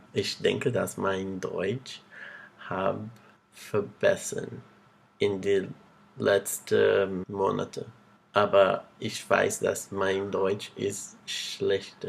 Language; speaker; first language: German; non-native, learner; Portuguese